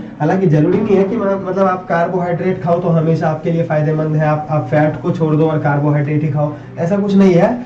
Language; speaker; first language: Hindi; native; Hindi